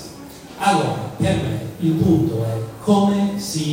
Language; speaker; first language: Italian; non-native, fluent; English